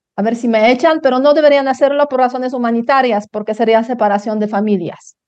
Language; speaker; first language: Spanish; non-native, fluent; Polish